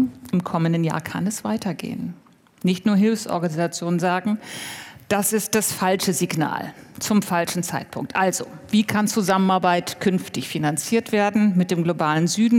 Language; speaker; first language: German; native; German